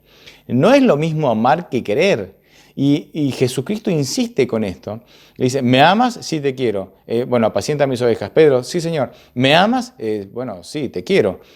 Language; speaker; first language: Spanish; native; Spanish